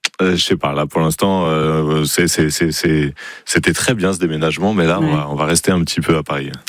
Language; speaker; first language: French; native; French